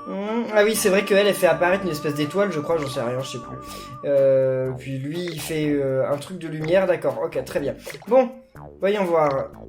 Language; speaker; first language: French; native; French